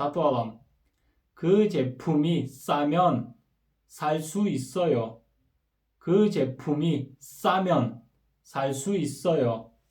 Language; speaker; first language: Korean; non-native, fluent; Kyrgyz